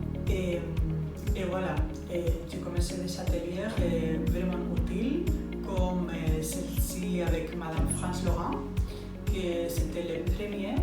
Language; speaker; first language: French; non-native, fluent; Spanish